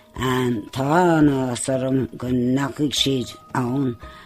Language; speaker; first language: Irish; non-native, local second language; English